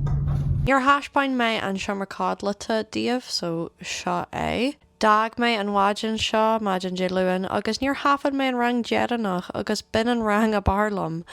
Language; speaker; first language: Irish; native; Irish